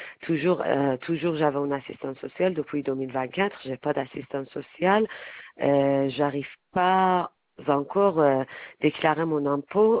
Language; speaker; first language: French; non-native, learner; Persian